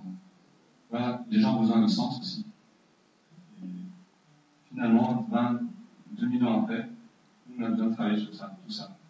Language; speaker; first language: French; native; French